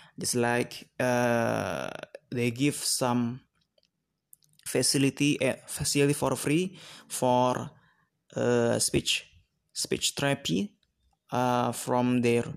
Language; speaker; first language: English; non-native, learner; Indonesian